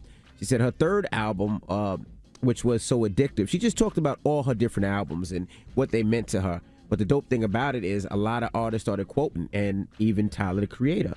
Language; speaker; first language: English; native; English